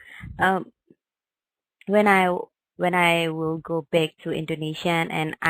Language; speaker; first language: English; non-native, learner; Indonesian